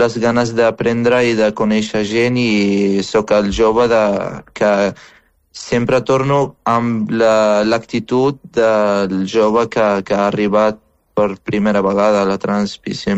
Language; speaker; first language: Catalan; non-native, fluent; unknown